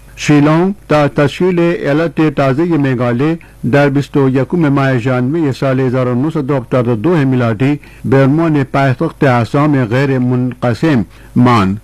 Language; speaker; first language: Persian; non-native, fluent; Urdu